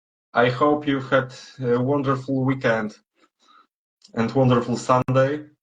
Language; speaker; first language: English; non-native, learner; Polish